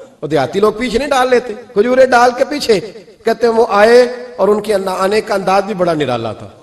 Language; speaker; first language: Urdu; non-native, local second language; Punjabi